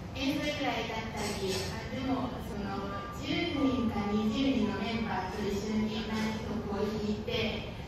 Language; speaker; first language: Japanese; non-native, fluent; Chinese